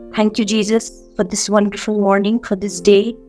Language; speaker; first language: English; non-native, local second language; Assamese